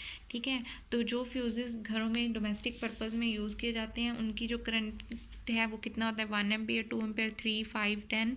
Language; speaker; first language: Hindi; native; Hindi